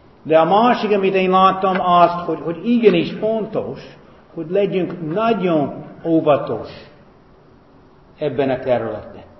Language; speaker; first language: Hungarian; non-native, fluent; English